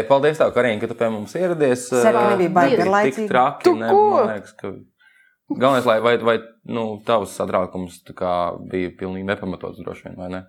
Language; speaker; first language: Latvian; native; Latvian